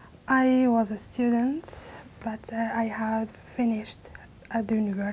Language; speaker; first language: English; non-native, learner; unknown